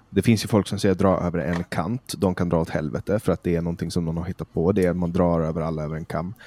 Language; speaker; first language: Swedish; native; Swedish